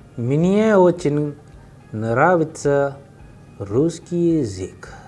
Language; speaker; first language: Russian; non-native, fluent; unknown